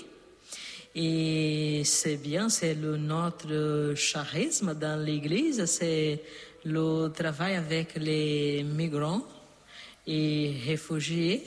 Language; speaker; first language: French; non-native, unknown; Portuguese